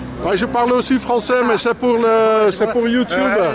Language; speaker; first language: French; non-native, fluent; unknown